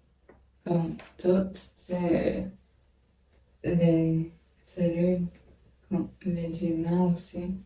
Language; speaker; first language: French; non-native, learner; Chinese